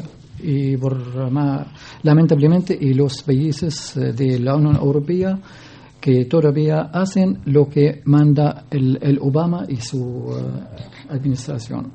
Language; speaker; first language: Spanish; non-native, learner; Arabic